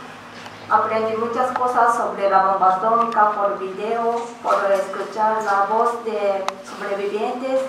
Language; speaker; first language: Spanish; non-native, learner; Japanese